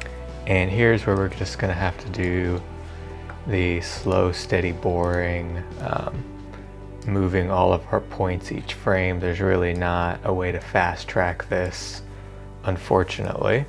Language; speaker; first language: English; native; English